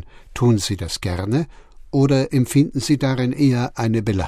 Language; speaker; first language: German; native; German